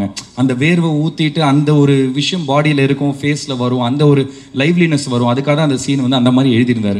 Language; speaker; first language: Tamil; native; Tamil